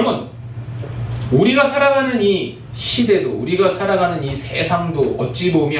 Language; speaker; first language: Korean; native; Korean